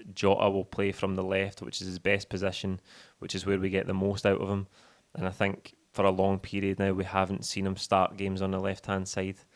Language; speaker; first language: English; native; English